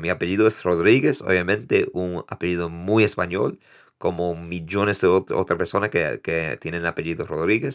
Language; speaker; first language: Spanish; early bilingual, heritage; Spanish